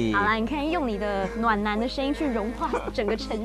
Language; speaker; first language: Chinese; native; Chinese